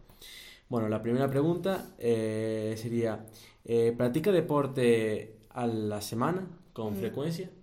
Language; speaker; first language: Spanish; native; Spanish